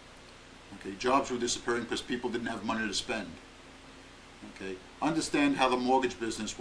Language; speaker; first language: English; native; English